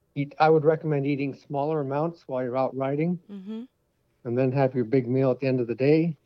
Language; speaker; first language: English; native; English